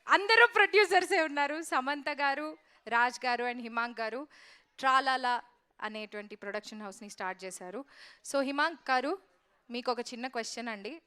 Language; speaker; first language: Telugu; native; Telugu